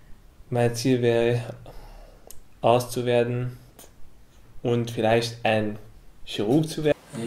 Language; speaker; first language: German; non-native, fluent; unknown